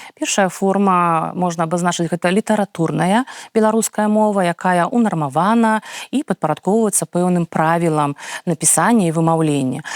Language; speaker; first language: Belarusian; native; Belarusian